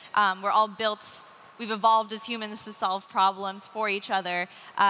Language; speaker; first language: English; native; English